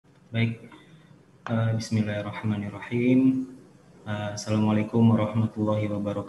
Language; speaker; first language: Indonesian; native; Indonesian